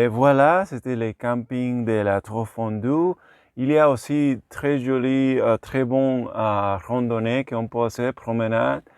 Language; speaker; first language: French; non-native, learner; Spanish